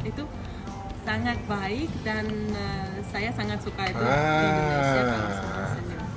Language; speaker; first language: Indonesian; non-native, fluent; Russian